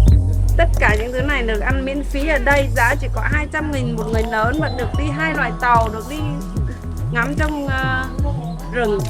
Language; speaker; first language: Vietnamese; native; Vietnamese